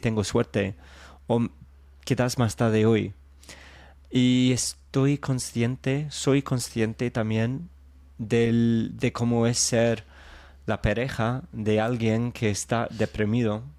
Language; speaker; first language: Spanish; non-native, fluent; English